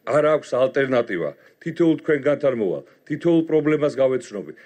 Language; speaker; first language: Georgian; native; Georgian